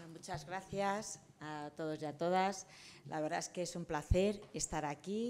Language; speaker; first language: Spanish; native; Spanish